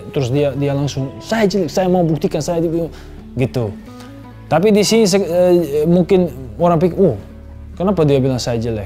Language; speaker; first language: Indonesian; non-native, fluent; Serbian